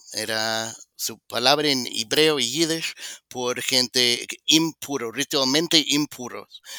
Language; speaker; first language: Spanish; non-native, fluent; English